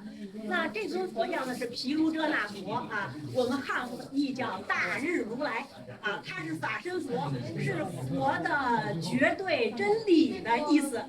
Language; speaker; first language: Chinese; native; Chinese